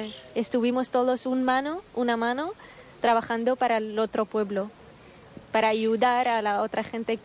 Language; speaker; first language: Spanish; non-native, fluent; Arabic